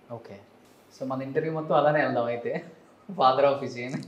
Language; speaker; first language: Telugu; native; Telugu